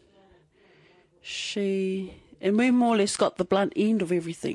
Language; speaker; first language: English; native; English